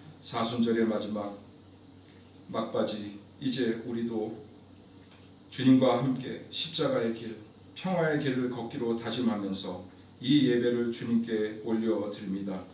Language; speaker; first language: Korean; native; Korean